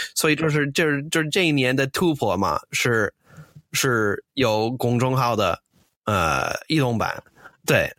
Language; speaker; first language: Chinese; non-native, fluent; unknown